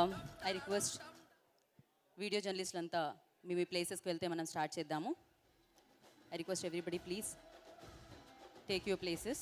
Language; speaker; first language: Telugu; native; Telugu